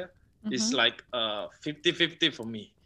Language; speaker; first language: English; non-native, learner; Indonesian